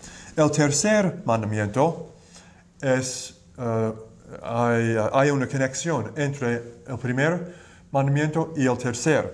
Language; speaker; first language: Spanish; non-native, learner; English